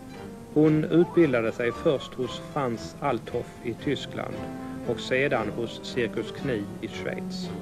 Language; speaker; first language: Swedish; native; Swedish